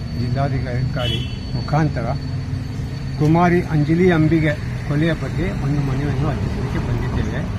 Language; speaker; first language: Kannada; non-native, local second language; Urdu